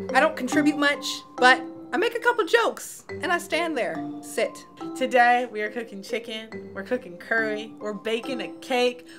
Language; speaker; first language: English; native; English